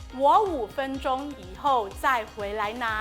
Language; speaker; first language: Chinese; non-native, fluent; Thai